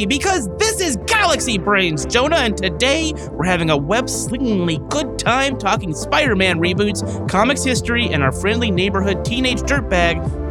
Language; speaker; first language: English; native; English